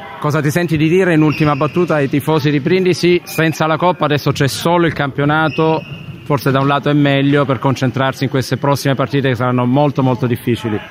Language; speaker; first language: Italian; native; Italian